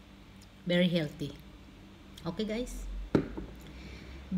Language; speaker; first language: English; non-native, local second language; Filipino